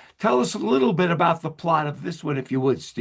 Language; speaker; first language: English; native; English